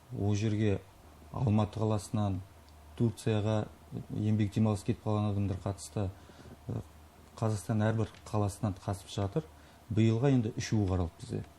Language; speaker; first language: Kazakh; native; Kazakh